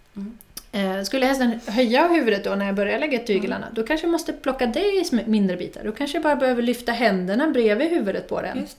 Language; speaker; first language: Swedish; non-native, fluent; Dutch